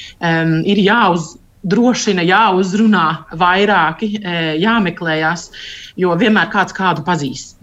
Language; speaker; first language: Latvian; native; Latvian